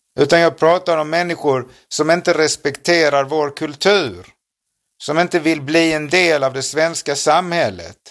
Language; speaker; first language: Swedish; native; Swedish